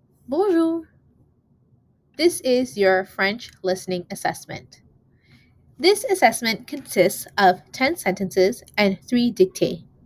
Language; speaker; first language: English; native; English